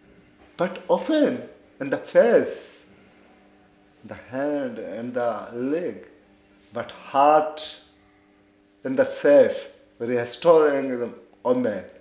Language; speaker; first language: English; non-native, learner; Baluchi